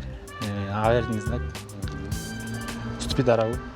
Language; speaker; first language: Russian; non-native, local second language; Kyrgyz